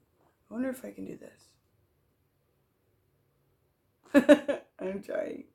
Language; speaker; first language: English; native; English